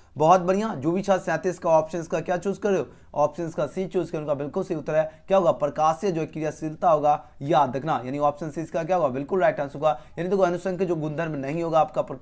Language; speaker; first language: Hindi; native; Hindi